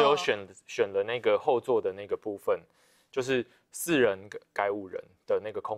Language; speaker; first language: Chinese; native; Chinese